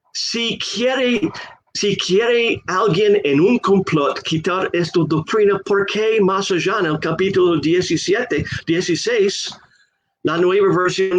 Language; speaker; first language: Spanish; non-native, fluent; English